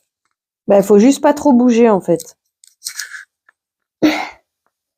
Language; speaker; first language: French; native; French